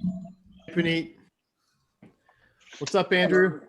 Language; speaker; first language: English; native; English